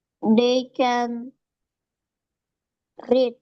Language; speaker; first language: English; non-native, learner; Indonesian